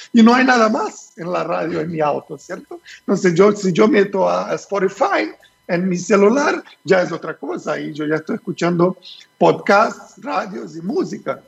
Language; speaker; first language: Spanish; non-native, fluent; Portuguese